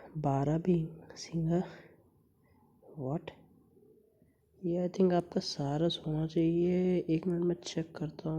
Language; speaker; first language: Hindi; native; Hindi